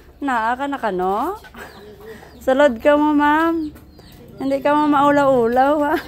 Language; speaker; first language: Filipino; non-native, local second language; Cebuano